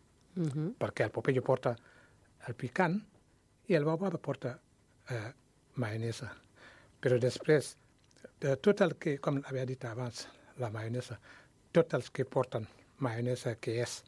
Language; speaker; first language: Catalan; non-native, learner; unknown